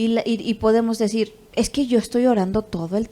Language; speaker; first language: Spanish; native; Spanish